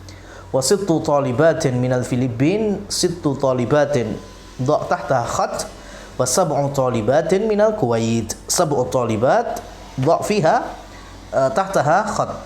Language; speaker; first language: Arabic; non-native, fluent; Indonesian